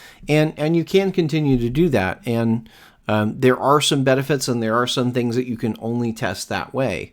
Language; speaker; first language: English; native; English